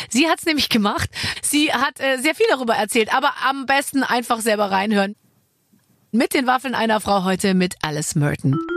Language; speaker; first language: German; native; German